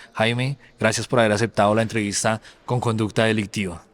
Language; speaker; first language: Spanish; native; Spanish